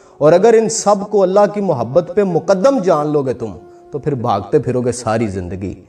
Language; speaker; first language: Urdu; non-native, local second language; Punjabi